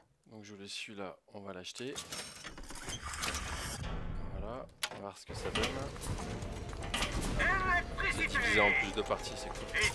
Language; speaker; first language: French; native; French